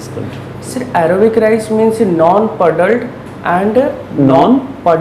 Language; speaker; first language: English; non-native, local second language; Odia